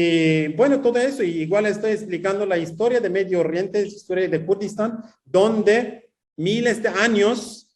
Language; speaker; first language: Spanish; non-native, fluent; Kurdish